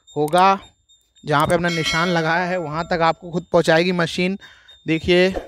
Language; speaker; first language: Hindi; native; Hindi